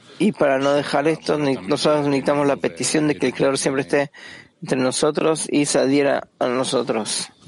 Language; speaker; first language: Spanish; non-native, fluent; Italian